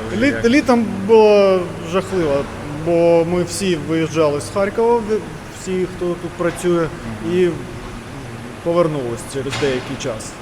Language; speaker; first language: Ukrainian; non-native, local second language; Russian